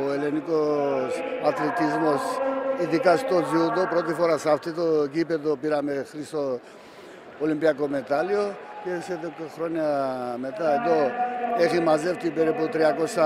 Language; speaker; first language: Greek; non-native, fluent; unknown